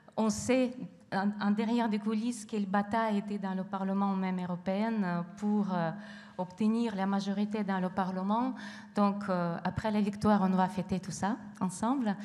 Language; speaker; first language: French; non-native, fluent; Ukrainian